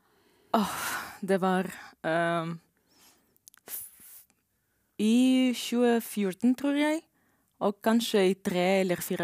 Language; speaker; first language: Norwegian; non-native, learner; Romanian